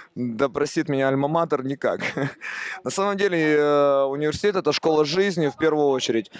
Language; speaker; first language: Russian; native; Russian